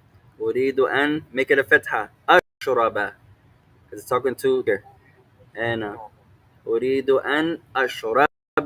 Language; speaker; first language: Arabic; non-native, fluent; English